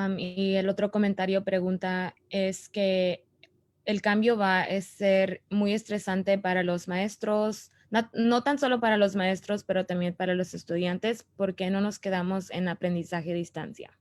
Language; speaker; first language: Spanish; early bilingual, other home language; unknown